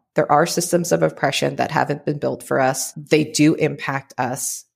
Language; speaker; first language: English; early bilingual, other home language; Filipino